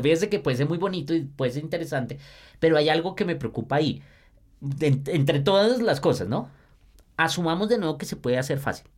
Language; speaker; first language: Spanish; native; Spanish